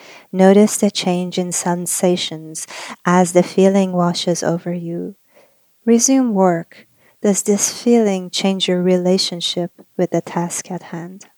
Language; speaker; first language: English; non-native, fluent; Persian